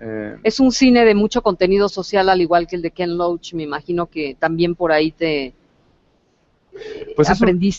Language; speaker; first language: Spanish; native; Spanish